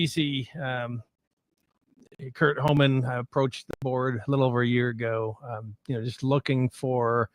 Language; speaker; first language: English; native; English